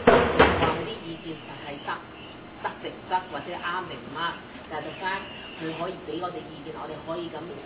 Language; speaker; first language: Cantonese; early bilingual, heritage; Cantonese